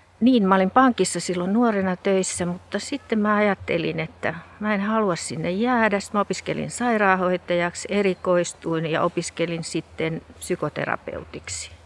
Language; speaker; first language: Finnish; native; Finnish